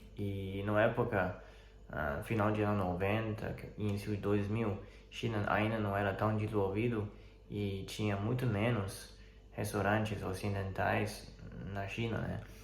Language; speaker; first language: Portuguese; non-native, fluent; Chinese